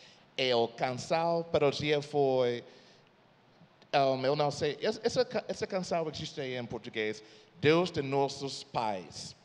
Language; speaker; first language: Portuguese; non-native, fluent; English